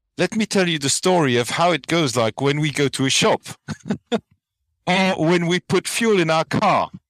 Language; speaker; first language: English; non-native, fluent; French